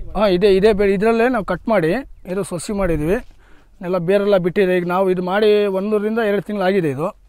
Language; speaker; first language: Kannada; native; Kannada